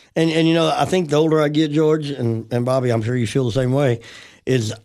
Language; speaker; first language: English; native; English